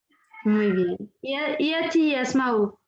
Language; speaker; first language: Spanish; non-native, fluent; French